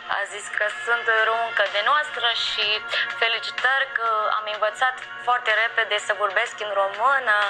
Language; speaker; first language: Romanian; non-native, learner; Filipino